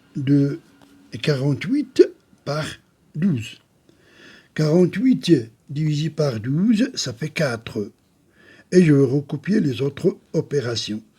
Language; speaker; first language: French; non-native, local second language; Arabic